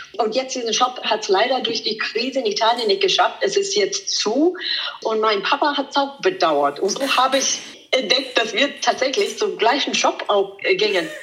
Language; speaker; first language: German; non-native, fluent; Italian